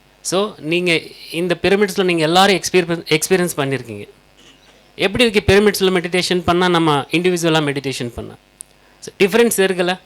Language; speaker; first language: Tamil; native; Tamil